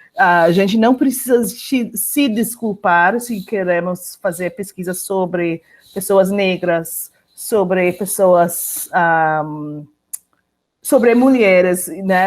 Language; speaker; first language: Portuguese; non-native, fluent; English